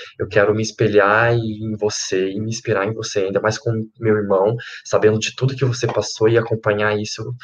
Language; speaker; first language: Portuguese; native; Portuguese